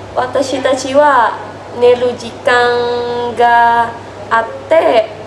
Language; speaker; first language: Japanese; non-native, learner; Indonesian